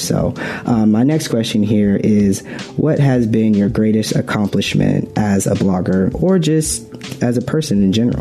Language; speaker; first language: English; native; English